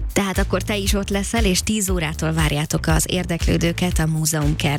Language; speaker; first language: Hungarian; native; Hungarian